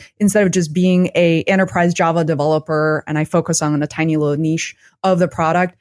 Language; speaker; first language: English; non-native, fluent; Chinese